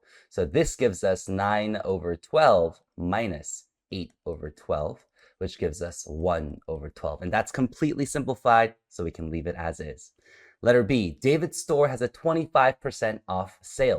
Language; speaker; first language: English; native; English